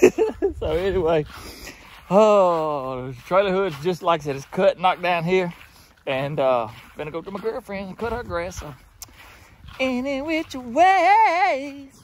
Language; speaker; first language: English; native; English